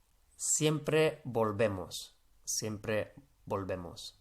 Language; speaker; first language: Spanish; non-native, fluent; English